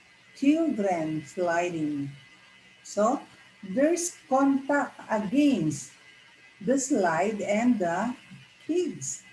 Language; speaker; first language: English; non-native, local second language; Filipino